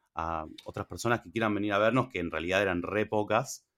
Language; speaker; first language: Spanish; early bilingual, other home language; English